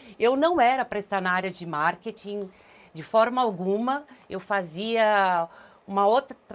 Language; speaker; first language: Portuguese; native; Portuguese